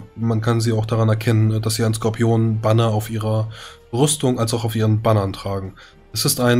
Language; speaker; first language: German; native; German